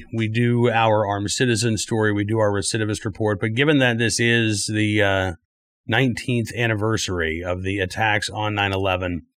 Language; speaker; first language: English; native; English